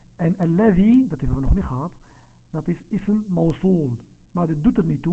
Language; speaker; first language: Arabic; non-native, fluent; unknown